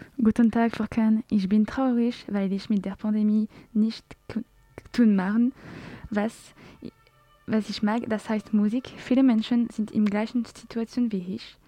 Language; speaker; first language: German; non-native, learner; French